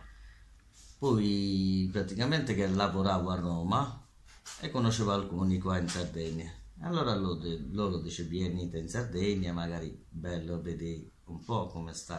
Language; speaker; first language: Italian; non-native, learner; Bangla